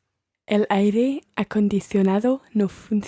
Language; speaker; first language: Spanish; non-native, learner; English